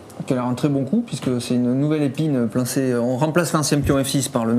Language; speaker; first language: French; native; French